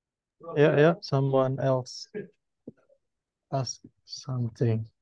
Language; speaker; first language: English; non-native, learner; Indonesian